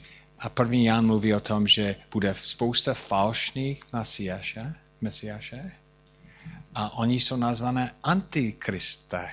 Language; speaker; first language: Czech; non-native, fluent; English